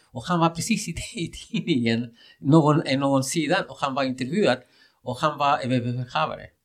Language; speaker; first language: Swedish; non-native, fluent; Spanish